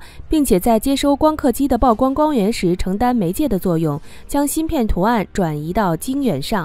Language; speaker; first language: Chinese; native; Chinese